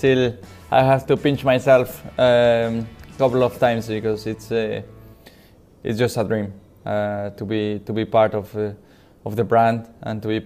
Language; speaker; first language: English; non-native, fluent; Spanish